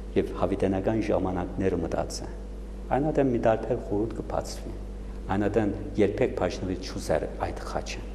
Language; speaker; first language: Armenian; native; Armenian